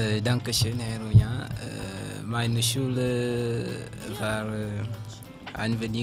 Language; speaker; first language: German; non-native, learner; French